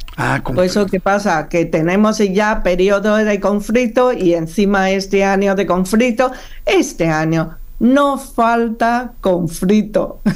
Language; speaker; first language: Spanish; non-native, learner; Chinese